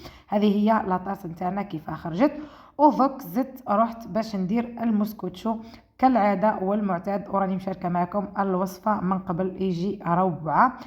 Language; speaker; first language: Arabic; native; Arabic